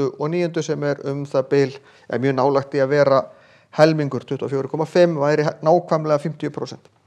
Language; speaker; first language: Icelandic; native; Icelandic